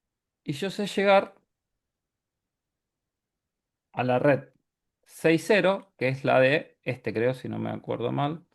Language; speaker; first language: Spanish; native; Spanish